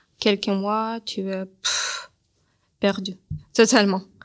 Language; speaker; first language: French; non-native, learner; Russian